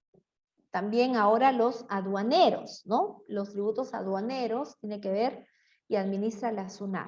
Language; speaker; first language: Spanish; native; Spanish